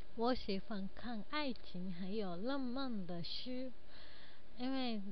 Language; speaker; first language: Chinese; non-native, learner; Japanese